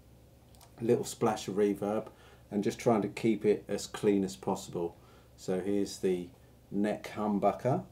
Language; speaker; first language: English; native; English